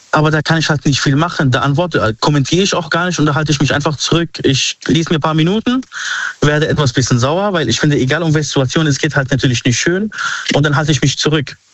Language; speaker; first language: German; early bilingual, other home language; Arabic